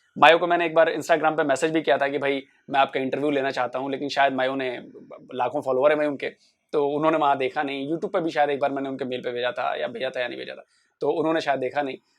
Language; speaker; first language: Hindi; native; Hindi